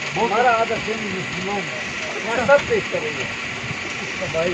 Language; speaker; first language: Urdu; non-native, local second language; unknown